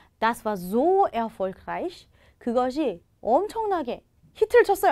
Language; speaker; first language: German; non-native, fluent; Korean